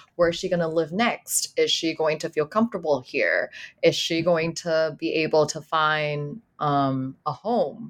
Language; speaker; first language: English; non-native, local second language; Cantonese